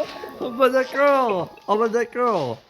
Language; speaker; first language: French; native; French